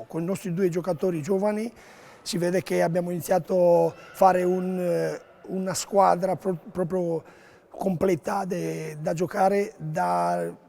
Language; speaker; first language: Italian; non-native, learner; Romanian